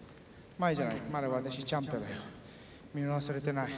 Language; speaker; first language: Japanese; non-native, learner; Portuguese